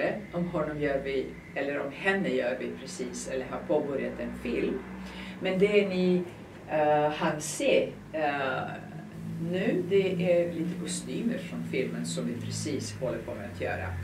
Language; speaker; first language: Swedish; non-native, fluent; Serbian